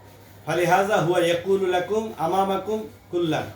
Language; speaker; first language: Arabic; non-native, learner; Bangla